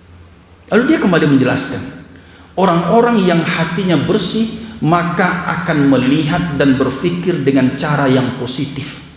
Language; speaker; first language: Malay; non-native, local second language; Minangkabau